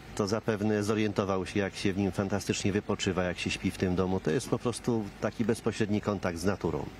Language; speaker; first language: Polish; native; Polish